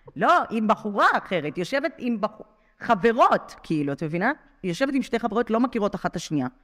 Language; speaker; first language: Hebrew; native; Hebrew